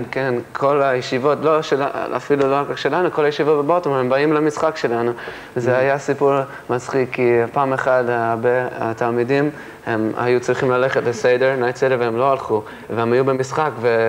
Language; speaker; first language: Hebrew; early bilingual, heritage; English